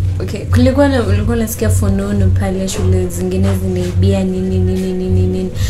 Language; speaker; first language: Swahili; non-native, local second language; Gusii